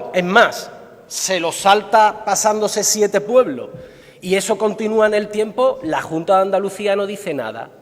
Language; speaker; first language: Spanish; native; Spanish